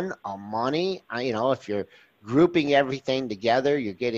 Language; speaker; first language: English; native; English